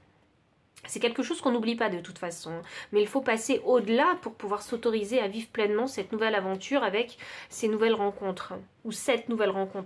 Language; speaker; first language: French; native; French